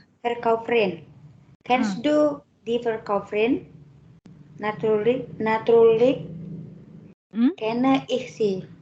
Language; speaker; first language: German; non-native, learner; Indonesian